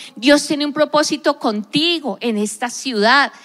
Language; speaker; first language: Spanish; native; Spanish